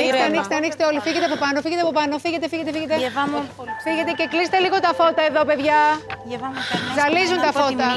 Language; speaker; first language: Greek; native; Greek